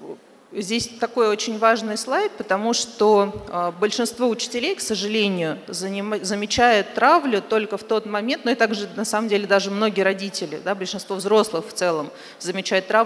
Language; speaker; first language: Russian; native; Russian